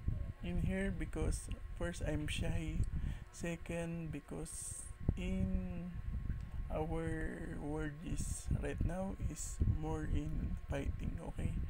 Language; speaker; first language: English; non-native, learner; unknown